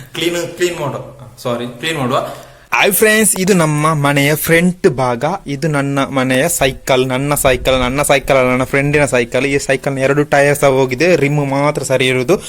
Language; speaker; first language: Kannada; native; Kannada